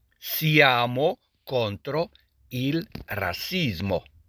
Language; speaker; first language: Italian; non-native, learner; Arabic